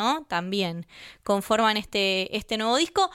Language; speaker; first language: Spanish; native; Spanish